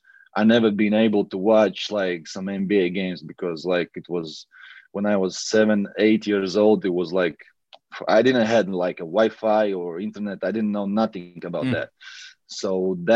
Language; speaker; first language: English; non-native, fluent; Latvian